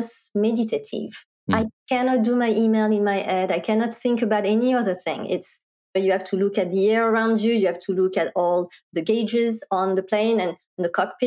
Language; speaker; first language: English; non-native, fluent; French